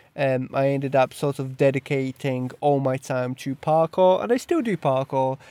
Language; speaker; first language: English; early bilingual, other home language; Polish